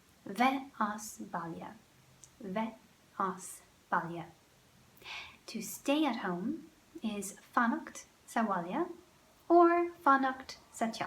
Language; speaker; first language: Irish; non-native, local second language; English